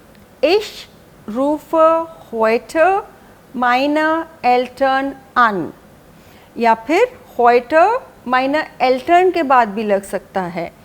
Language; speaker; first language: German; non-native, fluent; Hindi